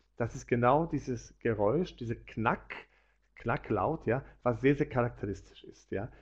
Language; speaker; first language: German; non-native, fluent; Polish